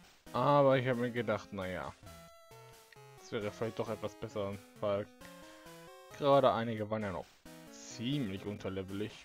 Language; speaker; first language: German; native; German